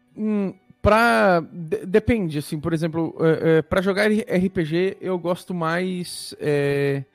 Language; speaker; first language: Portuguese; early bilingual, other home language; Italian